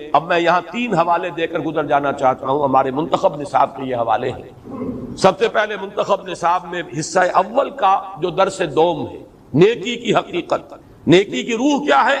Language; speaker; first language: Urdu; native; Urdu